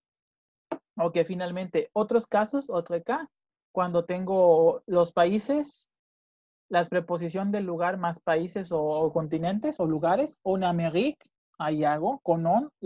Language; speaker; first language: Spanish; native; Spanish